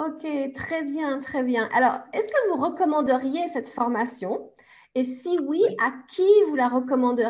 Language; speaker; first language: French; native; French